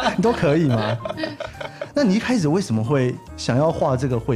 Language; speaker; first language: Chinese; native; Chinese